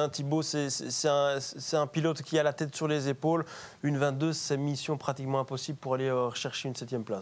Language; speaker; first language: French; native; French